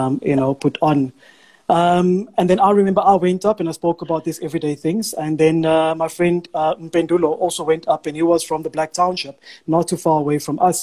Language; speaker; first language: English; non-native, local second language; Afrikaans